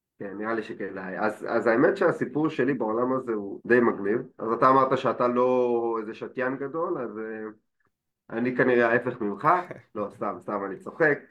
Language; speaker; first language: Hebrew; native; Hebrew